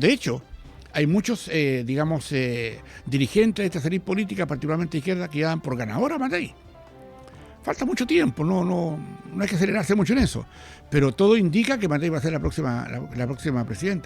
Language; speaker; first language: Spanish; native; Spanish